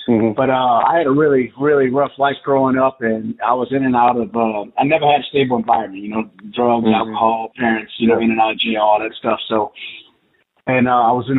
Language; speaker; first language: English; native; English